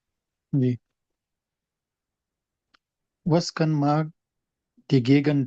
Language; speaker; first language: German; non-native, learner; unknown